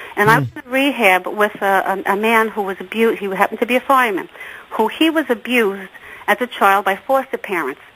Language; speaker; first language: English; native; English